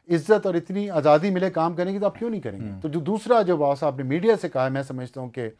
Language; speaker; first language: Urdu; non-native, local second language; Punjabi